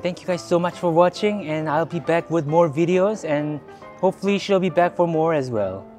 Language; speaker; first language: English; non-native, fluent; Korean